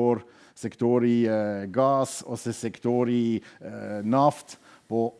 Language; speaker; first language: Albanian; non-native, learner; German